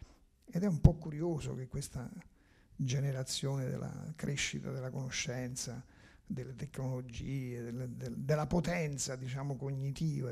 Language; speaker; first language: Italian; native; Italian